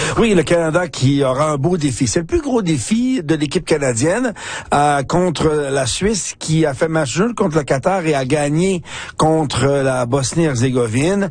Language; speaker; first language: French; native; French